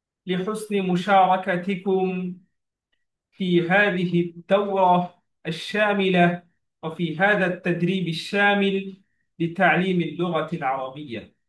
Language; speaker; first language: Arabic; non-native, fluent; Bangla